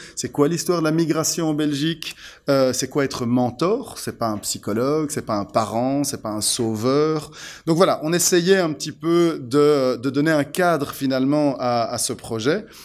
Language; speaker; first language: French; native; French